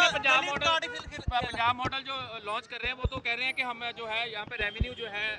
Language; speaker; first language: Hindi; native; Hindi